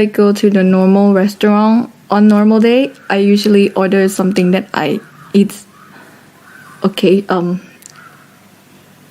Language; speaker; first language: English; non-native, fluent; Thai